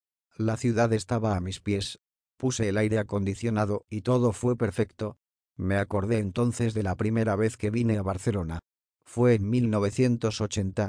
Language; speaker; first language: Spanish; native; Spanish